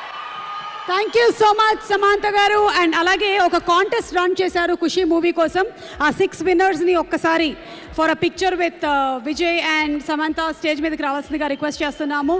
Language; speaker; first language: Telugu; native; Telugu